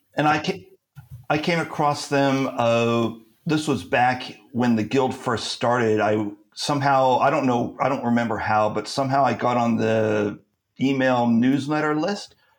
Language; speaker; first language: English; native; English